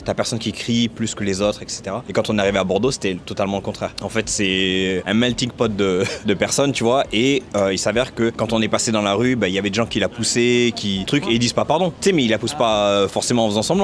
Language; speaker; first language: French; native; French